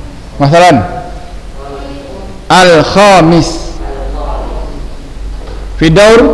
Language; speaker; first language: Arabic; non-native, fluent; Indonesian